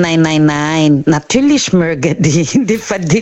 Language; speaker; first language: German; non-native, learner; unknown